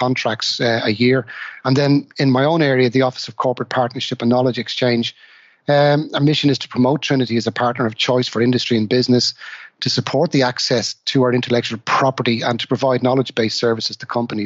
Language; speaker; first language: English; native; English